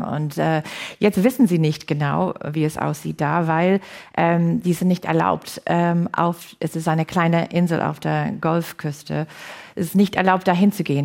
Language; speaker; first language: German; non-native, fluent; English